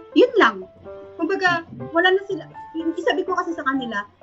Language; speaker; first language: Filipino; native; Filipino